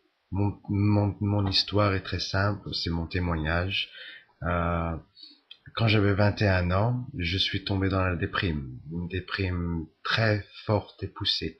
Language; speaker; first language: French; native; French